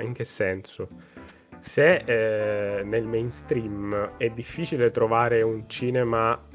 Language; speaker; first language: Italian; native; Italian